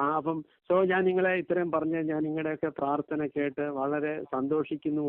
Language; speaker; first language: Malayalam; early bilingual, heritage; Malayalam